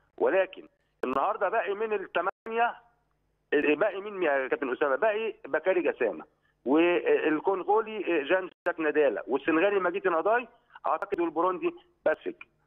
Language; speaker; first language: Egyptian Arabic; native; Egyptian Arabic